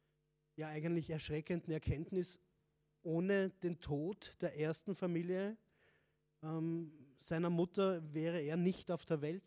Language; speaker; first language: German; native; German